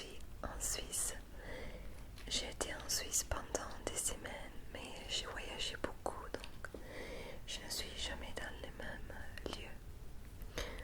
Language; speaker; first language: French; non-native, fluent; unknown